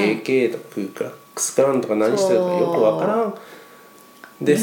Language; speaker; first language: Japanese; native; Japanese